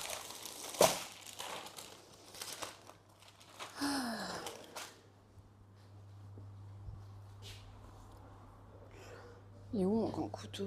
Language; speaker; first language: French; native; French